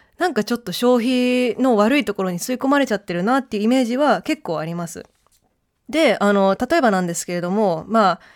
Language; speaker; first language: Japanese; early bilingual, heritage; Japanese